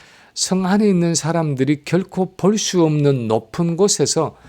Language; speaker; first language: Korean; native; Korean